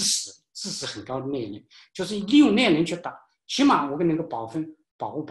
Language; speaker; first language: Chinese; native; Chinese